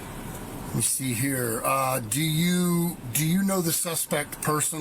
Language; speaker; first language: English; native; English